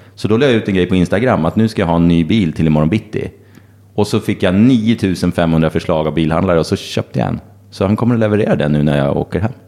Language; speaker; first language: Swedish; native; Swedish